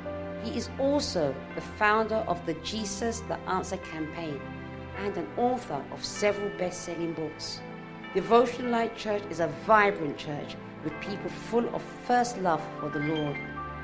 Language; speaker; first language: English; native; English